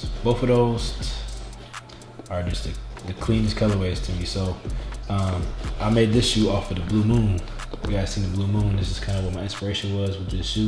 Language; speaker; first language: English; native; English